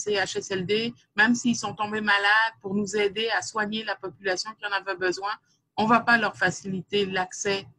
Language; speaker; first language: French; native; French